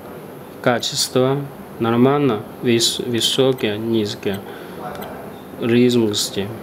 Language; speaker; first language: Russian; non-native, learner; Chinese